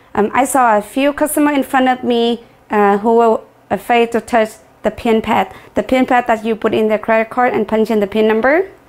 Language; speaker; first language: English; non-native, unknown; Vietnamese